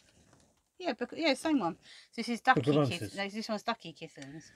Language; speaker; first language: English; native; English